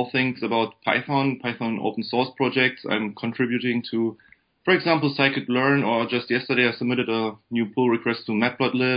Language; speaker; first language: English; non-native, fluent; German